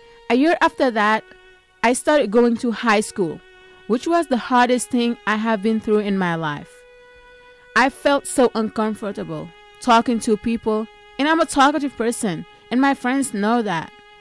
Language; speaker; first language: English; non-native, fluent; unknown